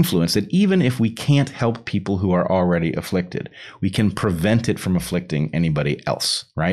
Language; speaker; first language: English; native; English